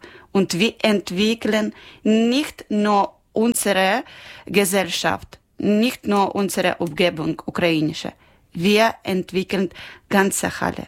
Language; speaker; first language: German; non-native, learner; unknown